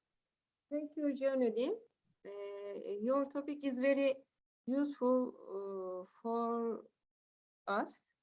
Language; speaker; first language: English; non-native, learner; Turkish